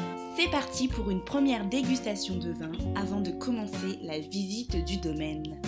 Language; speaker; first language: French; native; French